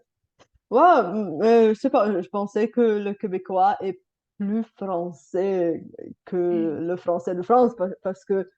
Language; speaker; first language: French; non-native, fluent; Bulgarian